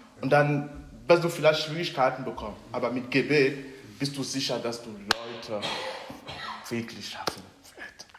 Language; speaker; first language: German; non-native, fluent; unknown